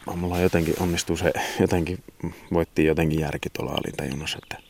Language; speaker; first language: Finnish; early bilingual, heritage; Finnish